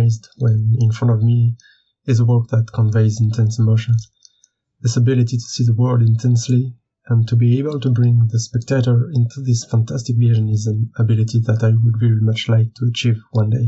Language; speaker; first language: English; non-native, fluent; French